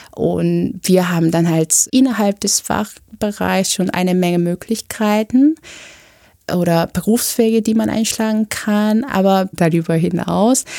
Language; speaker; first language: German; non-native, fluent; Korean